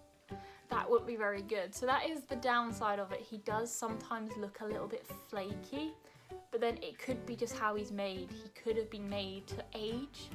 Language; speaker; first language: English; native; English